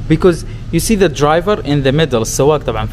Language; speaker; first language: English; non-native, learner; Arabic